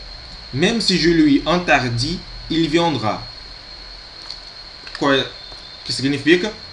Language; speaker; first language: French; non-native, fluent; Portuguese